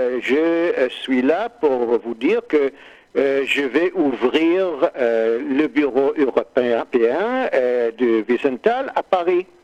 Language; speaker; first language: French; non-native, learner; English